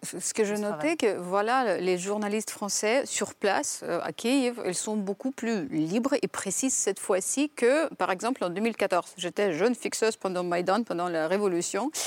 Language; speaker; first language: French; non-native, fluent; Ukrainian